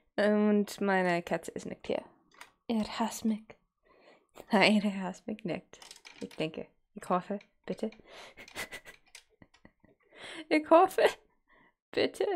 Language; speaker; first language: German; non-native, learner; English